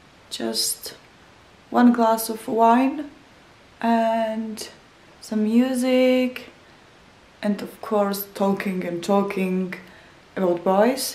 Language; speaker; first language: English; non-native, learner; Czech